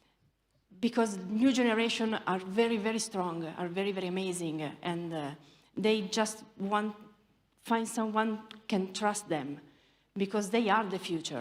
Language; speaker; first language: English; non-native, learner; Italian